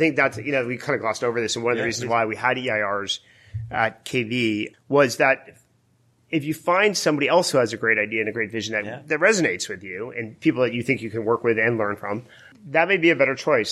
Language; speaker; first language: English; native; English